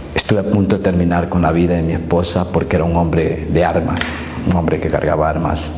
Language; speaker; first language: Spanish; native; Spanish